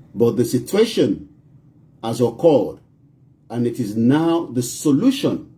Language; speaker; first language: English; non-native, local second language; Yoruba